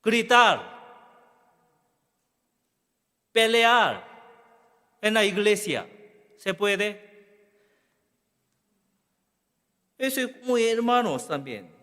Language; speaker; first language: Spanish; non-native, learner; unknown